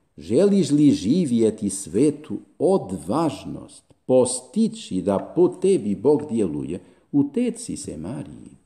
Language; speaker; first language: Croatian; non-native, fluent; Spanish